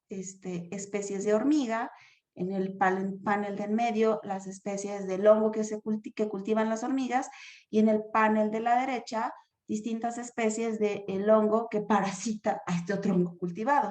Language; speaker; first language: Spanish; native; Spanish